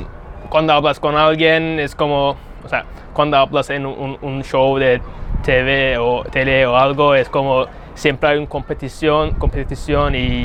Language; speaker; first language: Spanish; non-native, fluent; Turkish